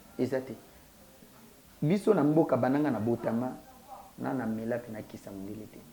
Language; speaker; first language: Lingala; non-native, local second language; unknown